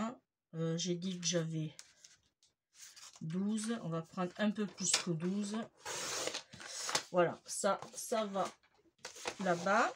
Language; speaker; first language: French; native; French